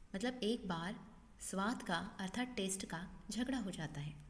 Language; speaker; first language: Hindi; non-native, local second language; Marathi